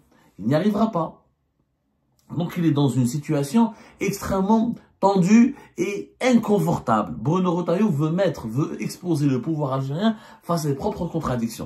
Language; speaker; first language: French; non-native, local second language; Arabic